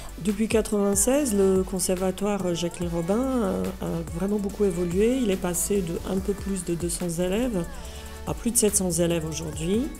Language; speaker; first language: French; non-native, fluent; Serbian